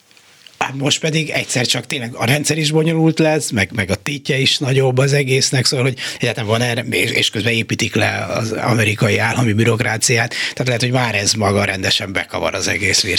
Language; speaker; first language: Hungarian; native; Hungarian